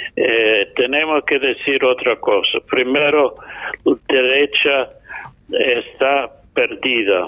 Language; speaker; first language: Spanish; non-native, fluent; English